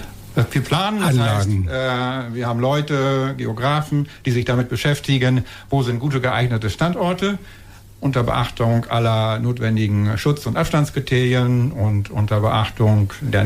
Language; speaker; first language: German; native; German